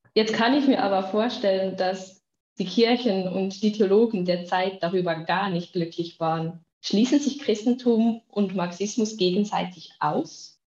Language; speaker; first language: German; native; German